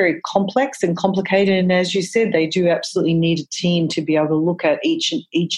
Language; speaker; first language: English; native; English